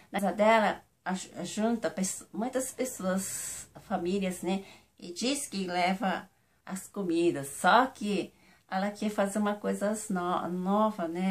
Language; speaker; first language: Portuguese; non-native, fluent; Japanese